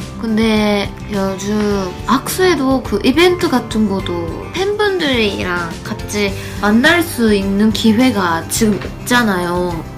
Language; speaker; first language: Korean; non-native, learner; Japanese